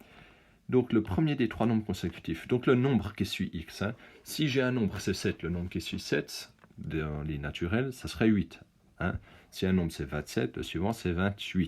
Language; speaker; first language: French; native; French